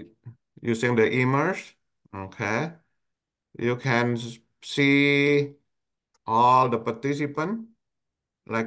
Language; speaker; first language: English; non-native, local second language; Indonesian